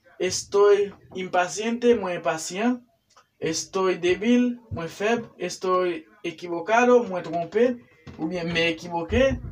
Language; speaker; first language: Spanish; non-native, learner; Haitian Creole